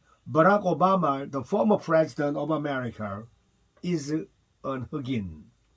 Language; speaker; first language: English; non-native, fluent; Korean